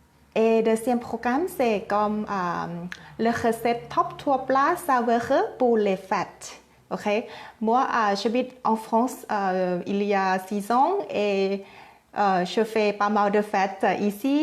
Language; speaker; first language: French; non-native, learner; Thai